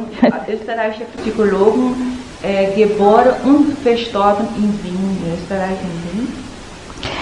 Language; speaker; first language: German; non-native, learner; Portuguese